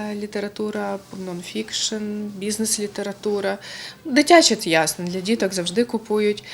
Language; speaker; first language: Ukrainian; native; Ukrainian